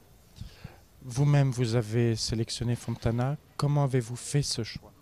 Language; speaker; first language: French; native; French